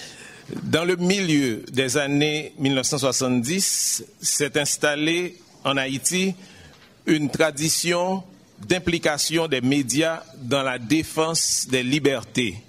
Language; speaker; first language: French; non-native, local second language; Haitian Creole